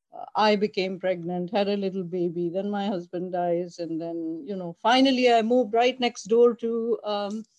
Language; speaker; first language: English; non-native, local second language; Urdu